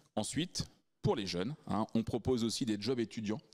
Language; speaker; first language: French; native; French